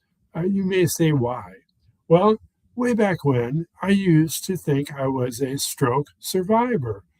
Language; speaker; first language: English; native; English